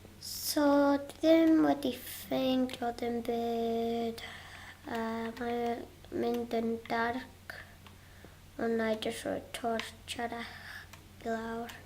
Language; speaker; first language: Welsh; non-native, local second language; English